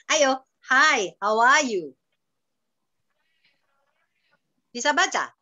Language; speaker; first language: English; non-native, fluent; Indonesian